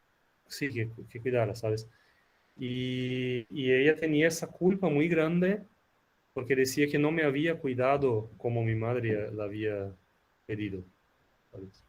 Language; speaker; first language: Spanish; non-native, fluent; Portuguese